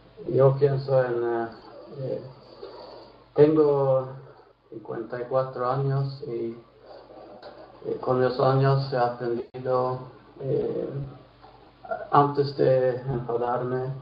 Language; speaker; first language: Spanish; non-native, learner; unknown